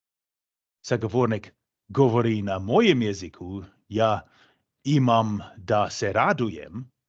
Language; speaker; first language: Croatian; non-native, fluent; English